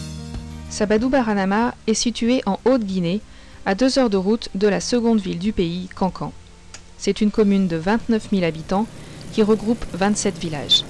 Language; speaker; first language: French; native; French